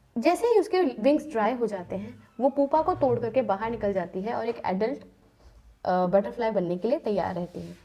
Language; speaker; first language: Hindi; native; Hindi